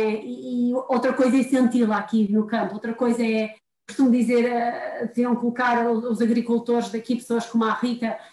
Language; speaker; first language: Portuguese; native; Portuguese